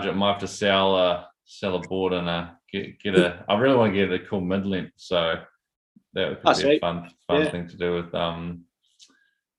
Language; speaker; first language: English; native; English